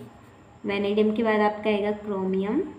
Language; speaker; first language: Hindi; native; Hindi